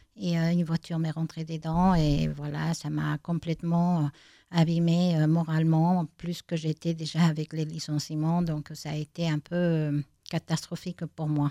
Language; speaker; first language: French; non-native, fluent; Spanish